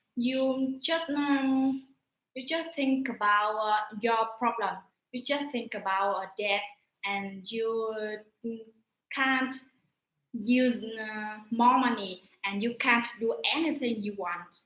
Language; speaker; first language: English; non-native, learner; Vietnamese